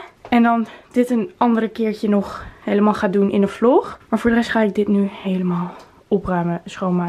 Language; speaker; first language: Dutch; native; Dutch